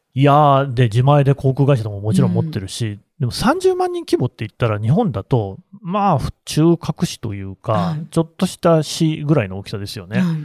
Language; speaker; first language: Japanese; native; Japanese